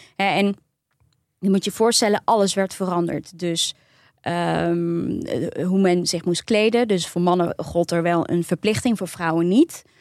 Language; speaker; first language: Dutch; early bilingual, other home language; Turkish